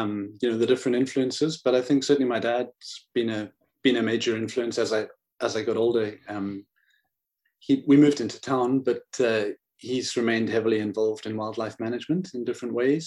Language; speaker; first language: English; native; English